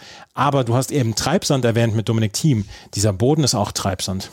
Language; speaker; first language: German; native; German